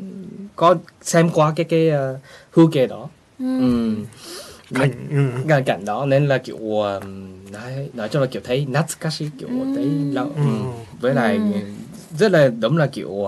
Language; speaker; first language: Vietnamese; early bilingual, heritage; Vietnamese